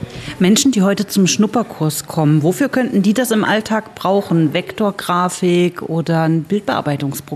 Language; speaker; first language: German; native; German